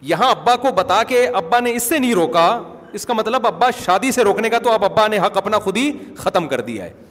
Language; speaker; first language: Urdu; native; Urdu